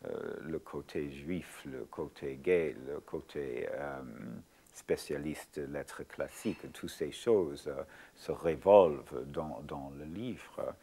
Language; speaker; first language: French; non-native, fluent; English